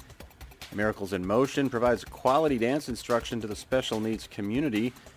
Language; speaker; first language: English; native; English